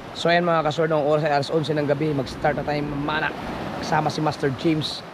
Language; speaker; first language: Filipino; non-native, local second language; Cebuano